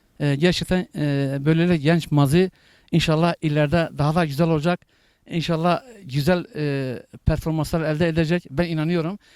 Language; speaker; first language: Turkish; native; Turkish